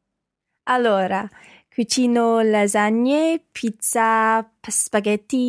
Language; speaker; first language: Italian; non-native, learner; English